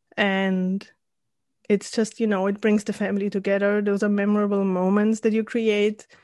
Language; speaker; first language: English; non-native, fluent; German